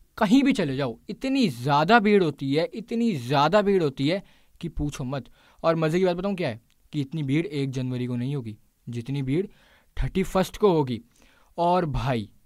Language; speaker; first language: Hindi; native; Hindi